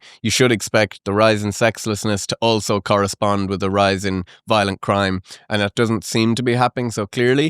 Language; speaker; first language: English; native; English